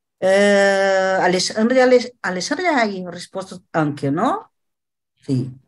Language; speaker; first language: Italian; non-native, fluent; Portuguese